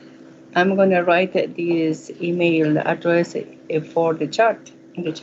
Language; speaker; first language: English; non-native, learner; Spanish